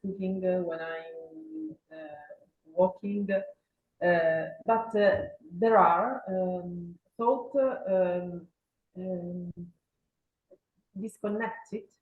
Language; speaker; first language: English; non-native, learner; Italian